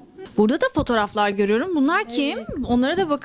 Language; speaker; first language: Turkish; native; Turkish